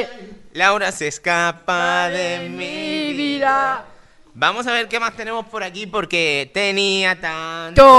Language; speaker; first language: Spanish; native; Spanish